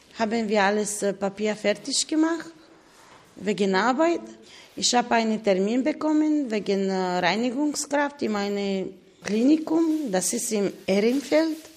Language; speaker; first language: German; non-native, learner; Bulgarian